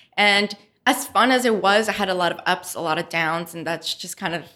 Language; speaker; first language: English; native; English